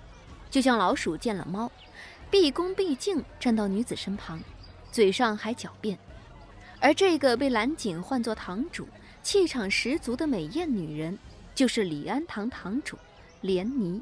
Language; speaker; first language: Chinese; native; Chinese